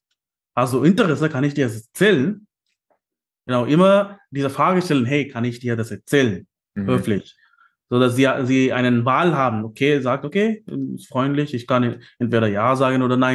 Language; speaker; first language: German; non-native, fluent; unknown